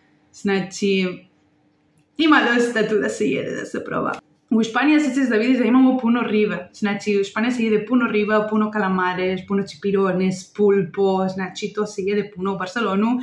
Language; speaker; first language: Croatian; non-native, learner; Spanish